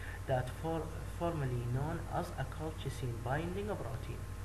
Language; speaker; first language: English; non-native, fluent; Arabic